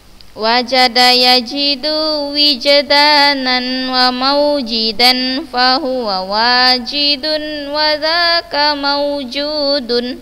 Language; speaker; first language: Arabic; non-native, fluent; Indonesian